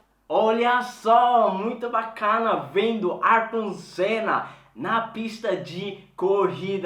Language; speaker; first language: Portuguese; non-native, fluent; Swedish